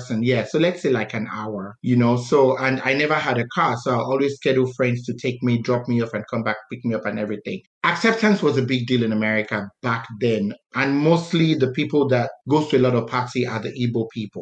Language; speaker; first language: English; non-native, local second language; Yoruba